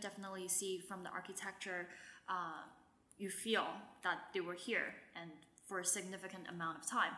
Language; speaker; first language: English; non-native, local second language; Wu Chinese